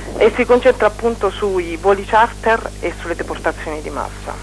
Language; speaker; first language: Italian; native; Italian